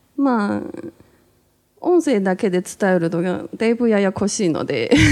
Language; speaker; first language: Japanese; native; Japanese